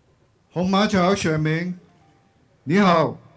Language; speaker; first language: Chinese; non-native, local second language; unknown